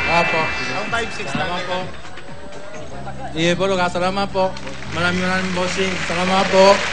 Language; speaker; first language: Filipino; non-native, learner; Korean